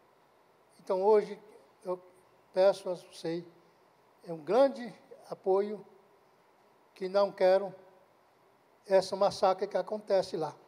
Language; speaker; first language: Portuguese; non-native, local second language; Guarani